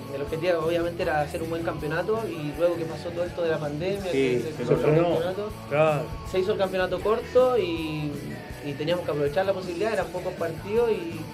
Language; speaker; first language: Spanish; native; Spanish